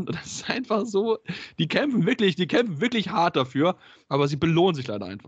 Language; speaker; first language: German; native; German